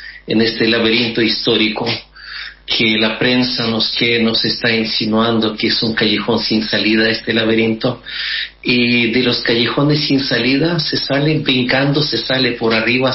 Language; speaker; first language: Spanish; non-native, fluent; Russian